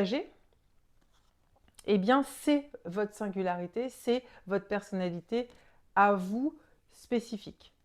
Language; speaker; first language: French; native; French